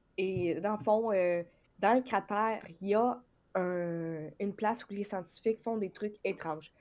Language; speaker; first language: French; native; French